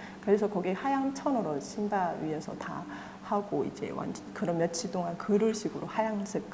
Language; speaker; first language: Korean; non-native, fluent; Chinese